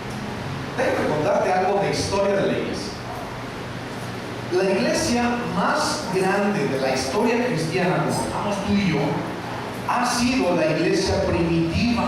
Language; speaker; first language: Spanish; native; Spanish